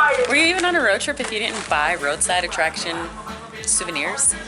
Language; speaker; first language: English; native; English